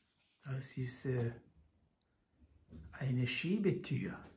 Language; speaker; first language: German; non-native, fluent; Kinyarwanda